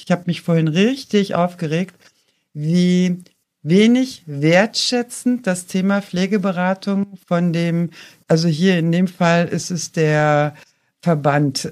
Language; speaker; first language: German; native; German